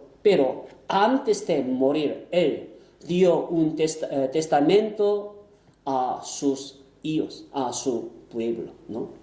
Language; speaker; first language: Spanish; non-native, fluent; Korean